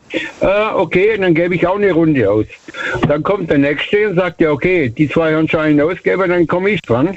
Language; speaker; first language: German; native; German